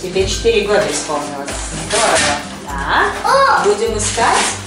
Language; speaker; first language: Russian; native; Russian